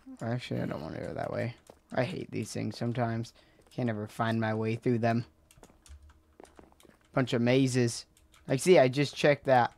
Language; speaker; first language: English; native; English